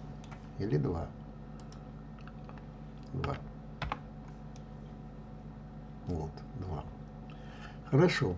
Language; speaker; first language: Russian; native; Russian